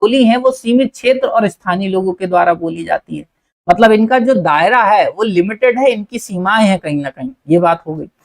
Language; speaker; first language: Hindi; native; Hindi